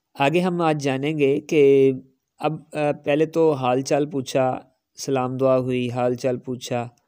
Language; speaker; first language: Urdu; non-native, local second language; Punjabi